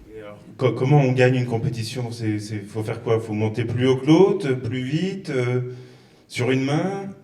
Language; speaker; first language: French; native; French